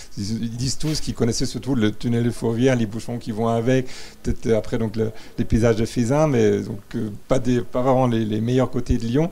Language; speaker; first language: French; native; French